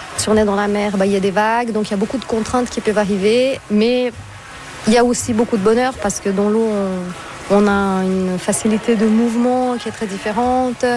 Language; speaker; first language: French; non-native, fluent; Portuguese